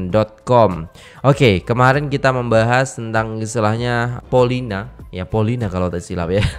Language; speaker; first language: Indonesian; native; Indonesian